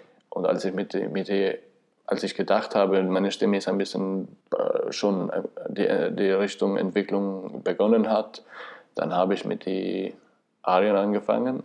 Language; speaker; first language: German; non-native, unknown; Albanian